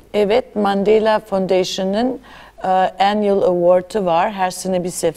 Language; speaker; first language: Turkish; early bilingual, other home language; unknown